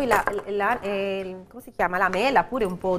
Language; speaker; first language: Italian; non-native, fluent; Spanish